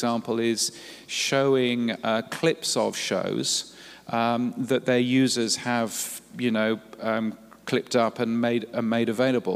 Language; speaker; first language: English; native; English